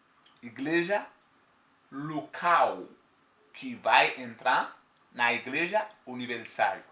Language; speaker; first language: Portuguese; non-native, learner; Haitian Creole